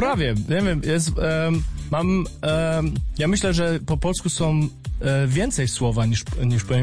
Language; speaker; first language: Polish; early bilingual, heritage; German